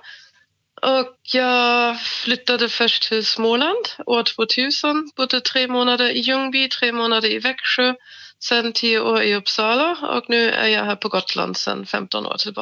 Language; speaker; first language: Swedish; non-native, fluent; German